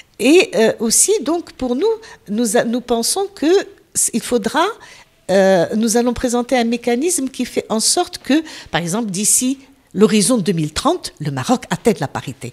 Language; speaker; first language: French; non-native, local second language; Arabic